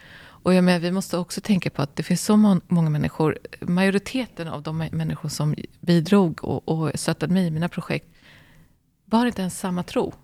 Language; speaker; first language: Swedish; early bilingual, other home language; Arabic